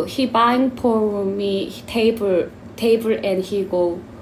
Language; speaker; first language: English; non-native, learner; Korean